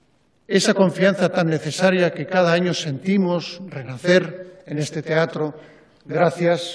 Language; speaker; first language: Spanish; native; Spanish